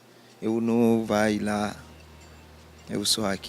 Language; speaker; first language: Portuguese; non-native, learner; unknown